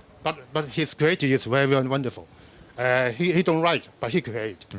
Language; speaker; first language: English; non-native, learner; Cantonese